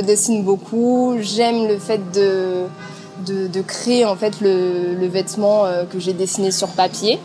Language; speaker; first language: French; native; French